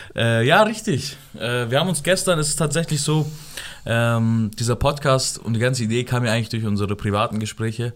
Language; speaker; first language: German; early bilingual, other home language; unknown